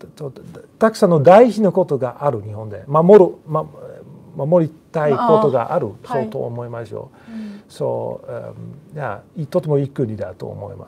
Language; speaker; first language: Japanese; non-native, learner; Dutch